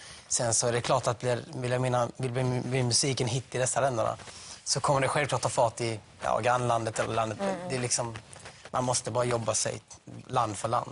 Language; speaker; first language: Swedish; native; Swedish